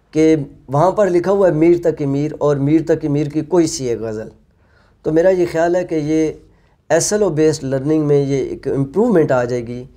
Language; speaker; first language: Urdu; non-native, local second language; Punjabi